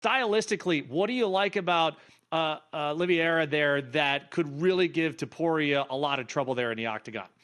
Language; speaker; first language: English; native; English